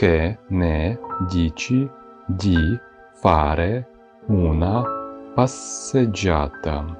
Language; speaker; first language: Italian; non-native, fluent; Ukrainian